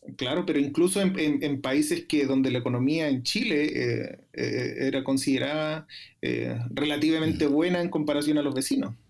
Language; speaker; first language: Spanish; native; Spanish